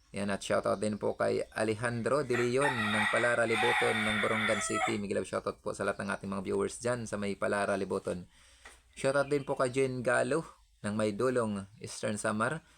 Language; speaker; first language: Filipino; non-native, local second language; Cebuano